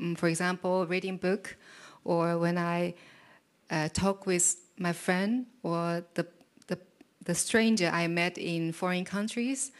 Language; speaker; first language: English; non-native, fluent; Japanese